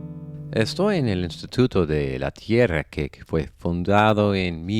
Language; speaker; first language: Spanish; non-native, fluent; English